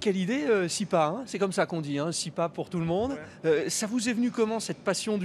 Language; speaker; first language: French; native; French